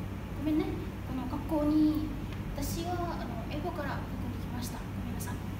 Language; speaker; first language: Japanese; non-native, learner; Malay